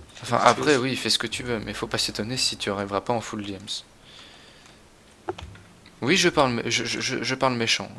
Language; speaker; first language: French; native; French